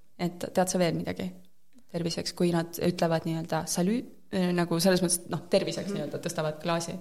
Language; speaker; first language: Estonian; native; Estonian